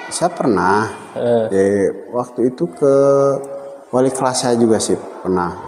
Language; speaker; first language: Indonesian; native; Indonesian